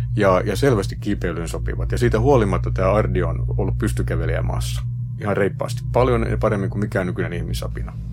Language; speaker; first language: Finnish; native; Finnish